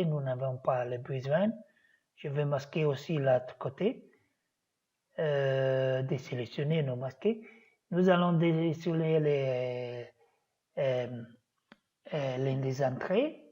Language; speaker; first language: French; non-native, fluent; Italian